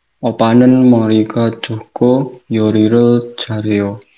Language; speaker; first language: Korean; non-native, learner; Indonesian